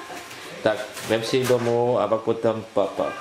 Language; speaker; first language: Czech; non-native, learner; Vietnamese